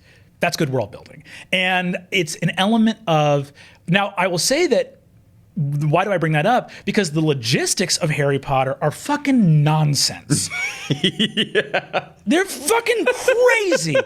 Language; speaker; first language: English; native; English